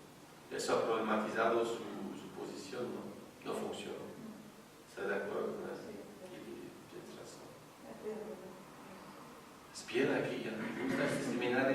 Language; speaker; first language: Spanish; non-native, fluent; French